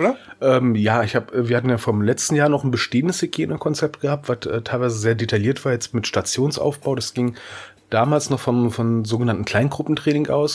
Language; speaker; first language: German; native; German